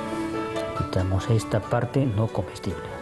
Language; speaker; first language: Spanish; non-native, fluent; Chinese